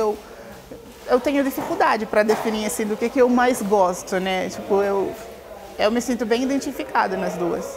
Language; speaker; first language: Portuguese; non-native, fluent; Spanish